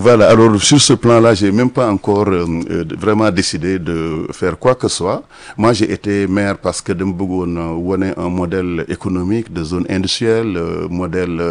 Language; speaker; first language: French; non-native, local second language; Wolof